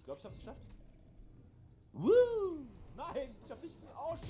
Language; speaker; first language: German; native; German